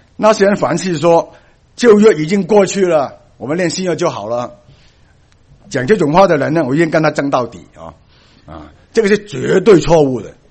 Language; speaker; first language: Chinese; non-native, local second language; Cantonese